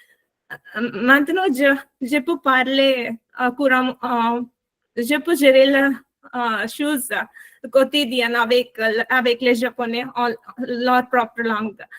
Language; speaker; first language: French; non-native, learner; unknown